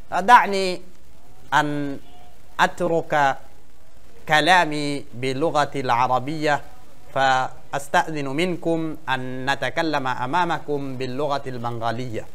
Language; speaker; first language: Arabic; non-native, fluent; Bangla